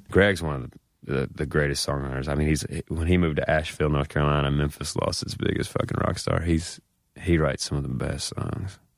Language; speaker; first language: English; native; English